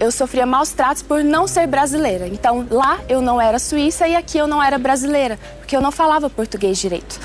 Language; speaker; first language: Portuguese; early bilingual, other home language; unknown